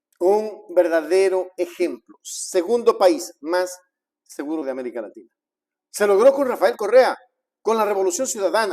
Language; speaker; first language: Spanish; native; Spanish